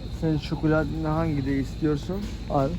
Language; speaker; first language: Turkish; non-native, learner; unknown